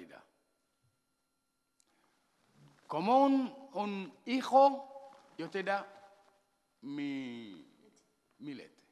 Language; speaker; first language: Spanish; non-native, learner; Wolof